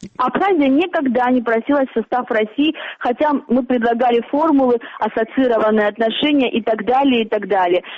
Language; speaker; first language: Russian; native; Russian